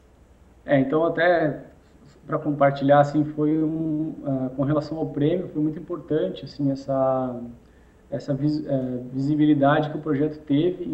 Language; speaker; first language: Portuguese; native; Portuguese